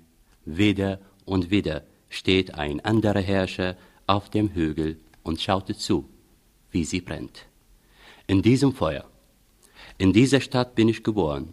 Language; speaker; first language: German; non-native, fluent; Arabic